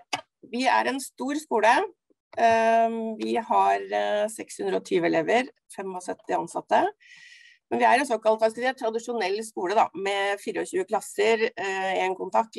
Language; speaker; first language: Norwegian; native; Norwegian